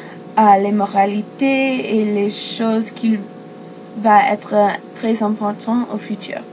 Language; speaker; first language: French; non-native, learner; English